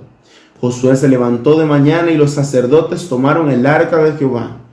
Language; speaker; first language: Spanish; native; Spanish